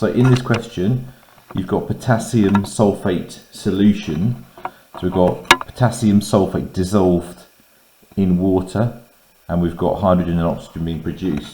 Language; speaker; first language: English; native; English